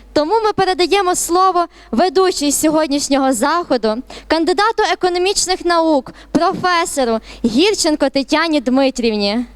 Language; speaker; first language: Ukrainian; native; Ukrainian